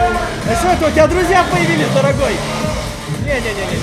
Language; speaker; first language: Russian; native; Russian